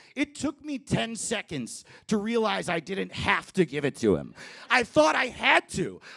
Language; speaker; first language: English; native; English